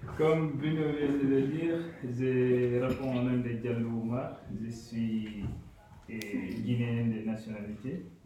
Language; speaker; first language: French; non-native, local second language; Fula